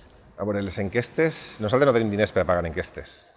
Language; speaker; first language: Catalan; native; Catalan